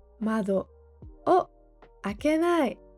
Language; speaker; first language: Japanese; non-native, fluent; English